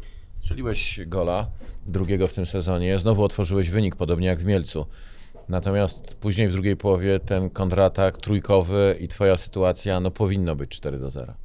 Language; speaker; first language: Polish; native; Polish